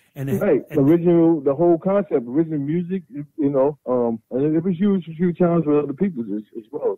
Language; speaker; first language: English; native; English